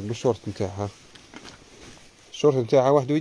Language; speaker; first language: Arabic; native; Arabic